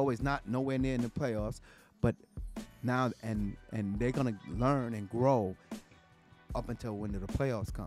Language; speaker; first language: English; native; English